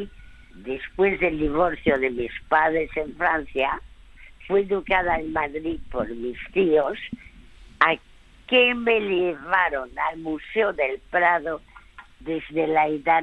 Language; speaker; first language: Spanish; early bilingual, other home language; French